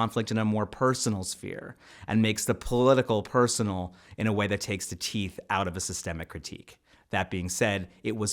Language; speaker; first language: English; native; English